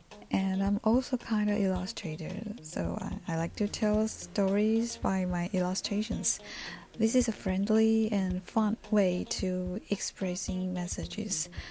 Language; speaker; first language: English; non-native, fluent; Chinese